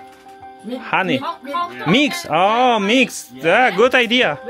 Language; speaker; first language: English; non-native, learner; Polish